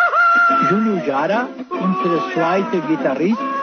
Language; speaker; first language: German; non-native, learner; Spanish